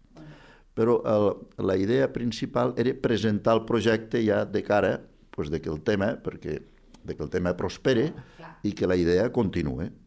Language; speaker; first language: Catalan; native; Catalan